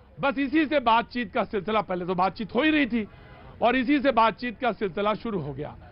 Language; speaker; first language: Hindi; native; Hindi